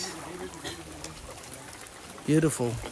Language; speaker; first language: English; non-native, learner; Dutch